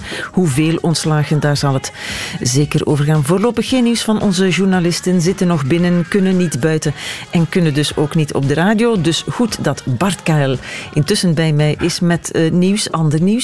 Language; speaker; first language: Dutch; native; Dutch